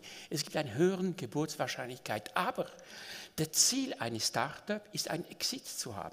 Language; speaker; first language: German; non-native, local second language; French